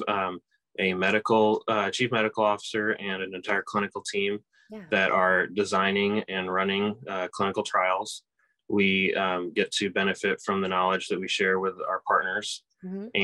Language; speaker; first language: English; native; English